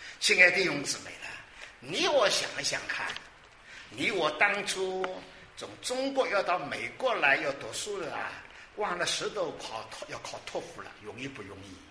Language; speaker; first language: Chinese; non-native, local second language; Wu Chinese